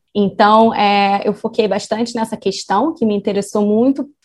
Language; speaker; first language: Portuguese; native; Portuguese